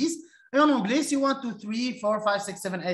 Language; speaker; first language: French; non-native, fluent; Arabic